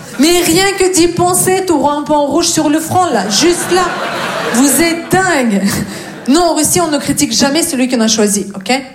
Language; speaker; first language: French; non-native, fluent; Russian